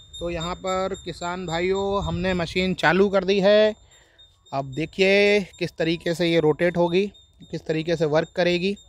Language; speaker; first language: Hindi; native; Hindi